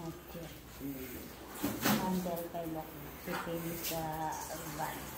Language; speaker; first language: English; non-native, local second language; Filipino